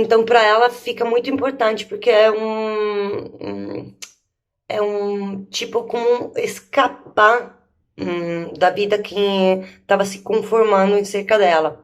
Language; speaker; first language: Portuguese; native; Portuguese